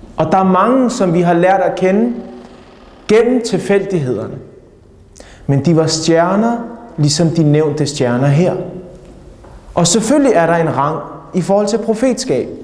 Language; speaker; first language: Danish; early bilingual, other home language; Urdu